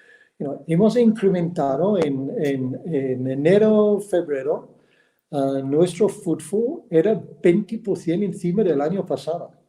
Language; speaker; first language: Spanish; non-native, fluent; English